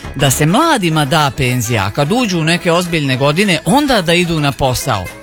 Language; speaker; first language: Serbian; native; Serbian